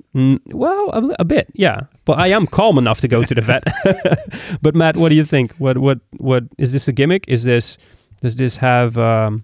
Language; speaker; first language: English; non-native, fluent; Dutch